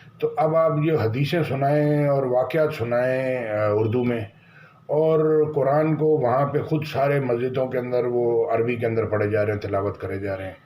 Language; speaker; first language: Urdu; native; Urdu